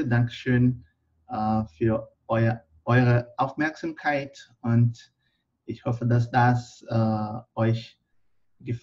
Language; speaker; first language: German; non-native, fluent; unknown